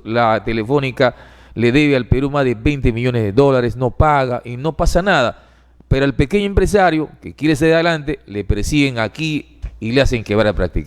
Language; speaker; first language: Spanish; native; Spanish